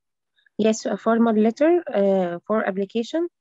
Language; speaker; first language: English; non-native, learner; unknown